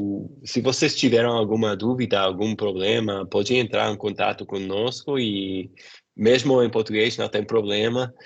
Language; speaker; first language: Portuguese; non-native, fluent; English